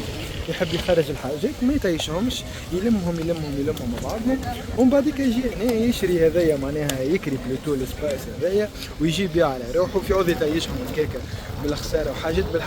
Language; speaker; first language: Arabic; native; Arabic